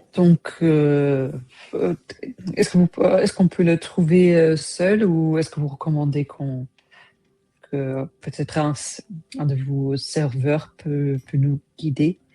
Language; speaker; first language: French; non-native, fluent; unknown